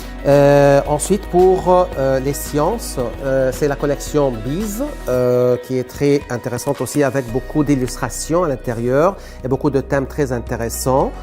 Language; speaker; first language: French; non-native, fluent; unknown